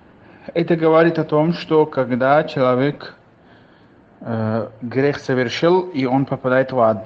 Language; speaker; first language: Russian; non-native, fluent; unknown